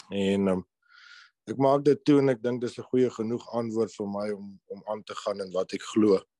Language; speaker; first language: Afrikaans; native; Afrikaans